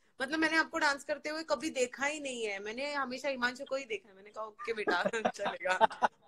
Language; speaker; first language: Hindi; non-native, local second language; Marathi